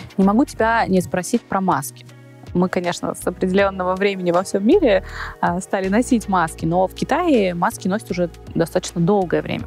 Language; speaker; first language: Russian; native; Russian